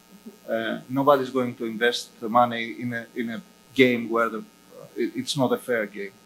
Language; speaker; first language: English; non-native, fluent; Greek